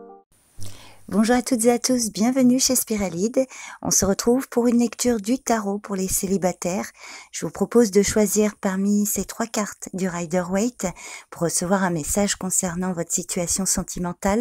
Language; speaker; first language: French; native; French